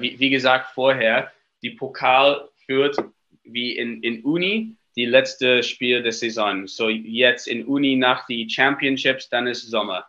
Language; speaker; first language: German; non-native, learner; English